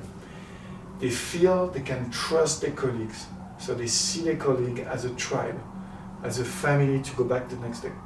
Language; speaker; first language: English; non-native, fluent; French